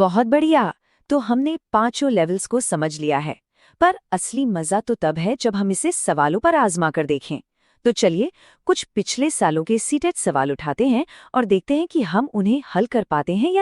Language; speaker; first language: Hindi; native; Hindi